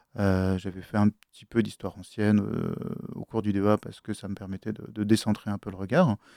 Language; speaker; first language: French; native; French